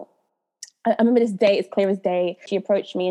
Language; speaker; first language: English; native; English